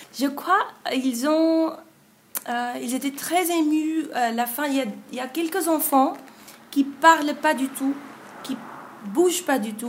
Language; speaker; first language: French; non-native, fluent; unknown